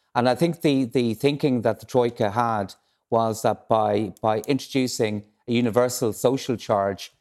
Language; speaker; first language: English; native; English